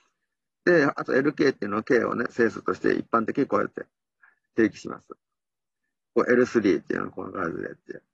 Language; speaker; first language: Japanese; native; Japanese